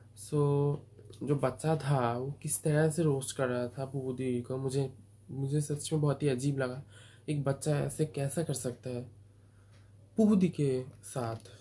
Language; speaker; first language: Hindi; non-native, local second language; Bangla